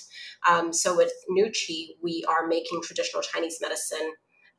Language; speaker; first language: English; non-native, local second language; Cantonese